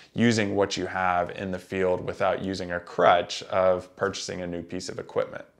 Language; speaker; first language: English; native; English